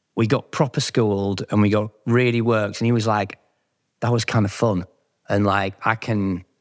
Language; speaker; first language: English; native; English